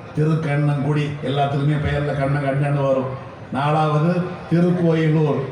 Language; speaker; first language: Tamil; native; Tamil